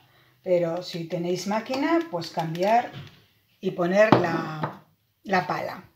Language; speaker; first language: Spanish; native; Spanish